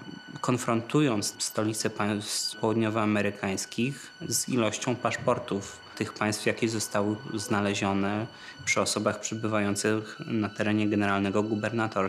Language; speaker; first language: Polish; native; Polish